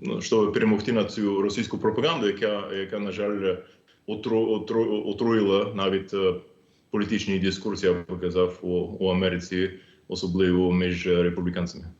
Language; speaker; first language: Ukrainian; non-native, fluent; English